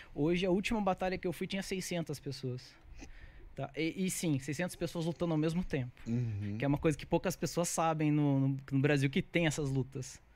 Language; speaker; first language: Portuguese; native; Portuguese